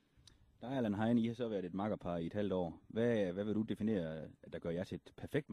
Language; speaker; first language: Danish; native; Danish